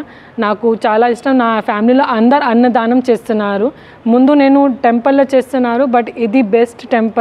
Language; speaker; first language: Telugu; non-native, local second language; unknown